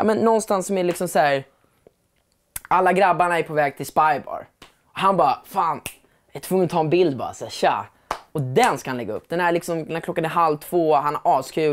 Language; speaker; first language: Swedish; native; Swedish